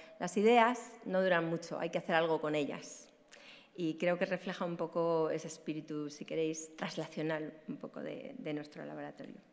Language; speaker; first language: Spanish; native; Spanish